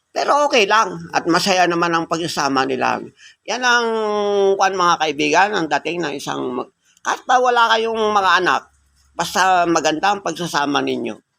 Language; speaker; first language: Filipino; native; Filipino